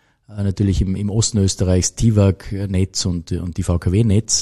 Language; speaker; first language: German; native; German